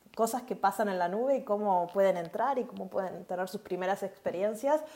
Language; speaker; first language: Spanish; native; Spanish